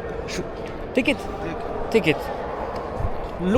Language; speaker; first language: English; non-native, learner; French